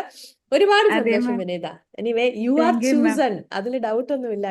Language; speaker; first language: Malayalam; native; Malayalam